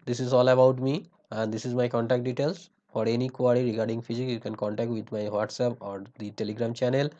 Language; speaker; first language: English; non-native, local second language; Bangla